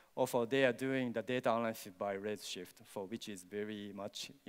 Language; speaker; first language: English; non-native, learner; Japanese